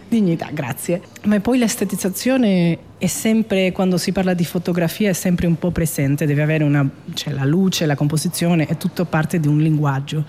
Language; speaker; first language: Italian; non-native, fluent; Spanish